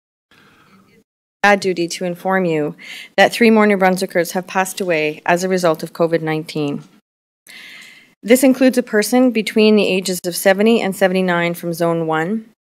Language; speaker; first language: English; native; English